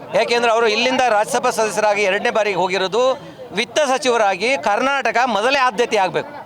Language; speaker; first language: Kannada; native; Kannada